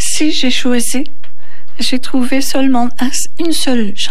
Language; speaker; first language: French; non-native, fluent; Turkish